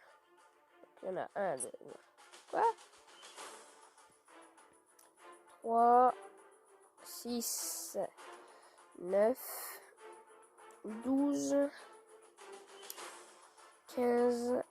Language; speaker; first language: French; native; French